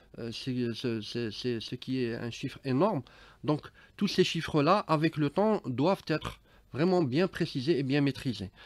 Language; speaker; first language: French; non-native, local second language; Arabic